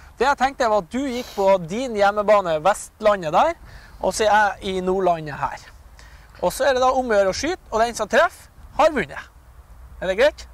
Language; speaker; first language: Norwegian; native; Norwegian